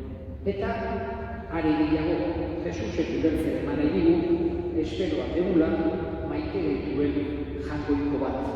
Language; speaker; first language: Basque; native; Basque